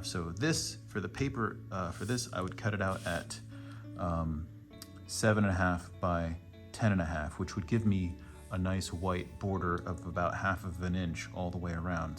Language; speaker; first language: English; native; English